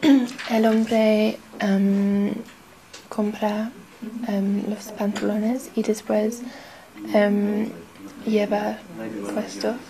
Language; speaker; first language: Spanish; non-native, learner; English